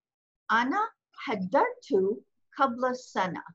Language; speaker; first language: Arabic; non-native, fluent; English